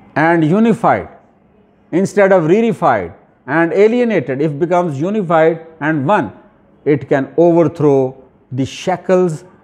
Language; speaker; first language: English; non-native, local second language; Urdu